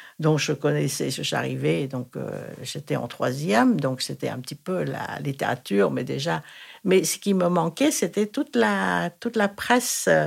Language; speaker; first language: French; non-native, fluent; Thai